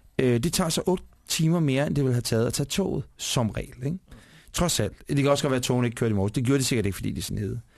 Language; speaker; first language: Danish; native; Danish